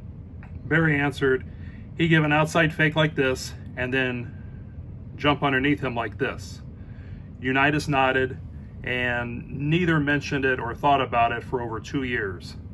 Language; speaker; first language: English; native; English